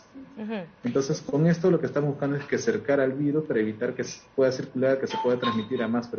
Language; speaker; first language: Spanish; native; Spanish